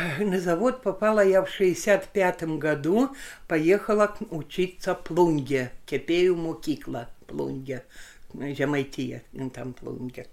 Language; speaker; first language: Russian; non-native, local second language; Lithuanian